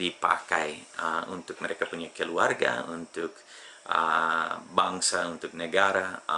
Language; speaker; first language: Indonesian; non-native, fluent; English